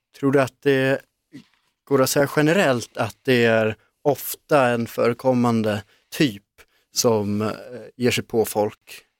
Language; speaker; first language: Swedish; native; Swedish